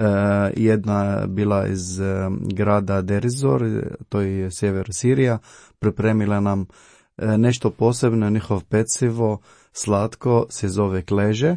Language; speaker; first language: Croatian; non-native, learner; Arabic